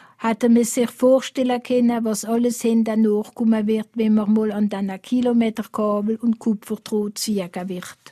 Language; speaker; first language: German; non-native, local second language; Swiss German